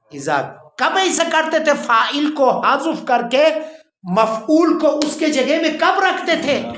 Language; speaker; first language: Urdu; non-native, local second language; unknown